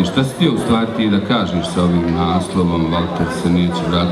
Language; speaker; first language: Bosnian; native; Bosnian